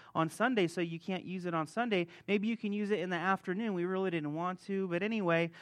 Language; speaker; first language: English; native; English